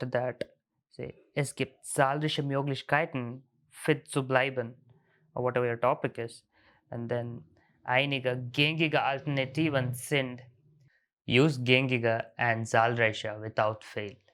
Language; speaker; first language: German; non-native, fluent; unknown